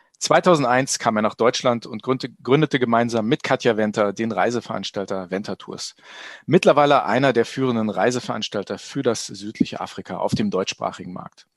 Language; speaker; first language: German; native; German